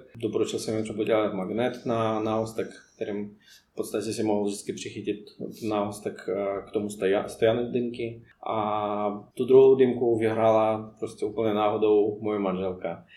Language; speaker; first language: Czech; non-native, fluent; Russian